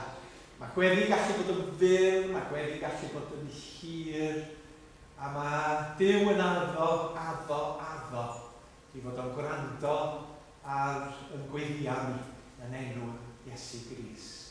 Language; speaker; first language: Welsh; native; Welsh